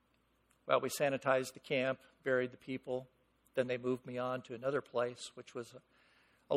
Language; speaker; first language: English; native; English